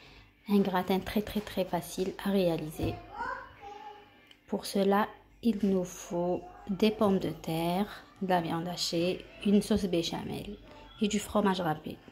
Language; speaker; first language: French; non-native, local second language; Arabic